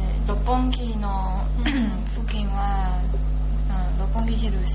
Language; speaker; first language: Japanese; non-native, learner; Chinese